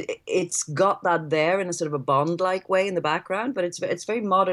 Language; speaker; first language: English; native; English